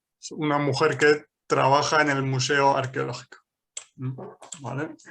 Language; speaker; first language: Spanish; non-native, fluent; English